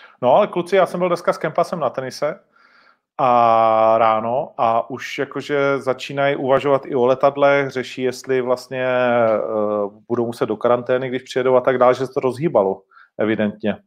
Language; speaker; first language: Czech; native; Czech